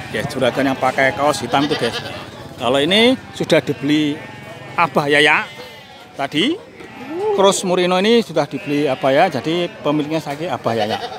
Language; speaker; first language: Indonesian; non-native, local second language; Javanese